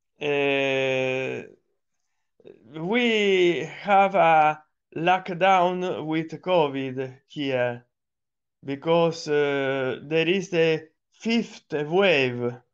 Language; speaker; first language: English; non-native, learner; Italian